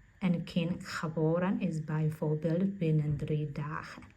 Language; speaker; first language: Dutch; non-native, learner; Burmese